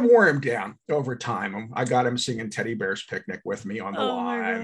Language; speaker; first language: English; native; English